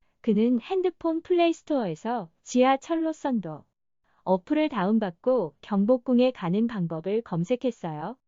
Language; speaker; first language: Korean; non-native, fluent; Chinese